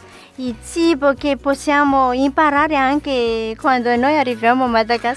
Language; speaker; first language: Italian; non-native, learner; Malagasy